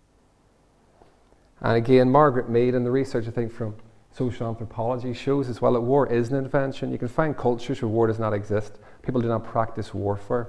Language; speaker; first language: English; native; English